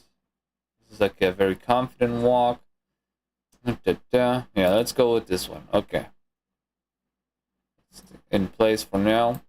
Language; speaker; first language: English; non-native, fluent; German